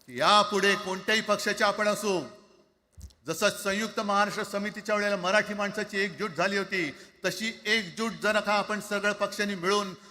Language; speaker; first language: Marathi; native; Marathi